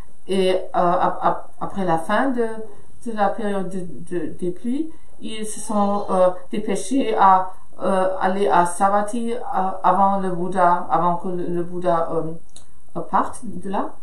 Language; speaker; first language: French; non-native, fluent; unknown